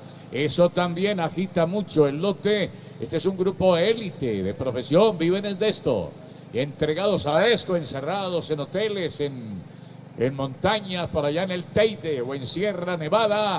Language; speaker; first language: Spanish; native; Spanish